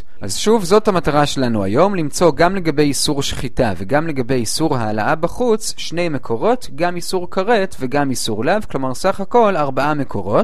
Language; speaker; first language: Hebrew; native; Hebrew